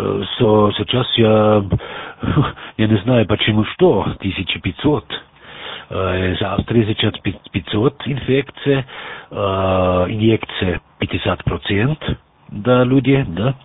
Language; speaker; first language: Russian; non-native, learner; German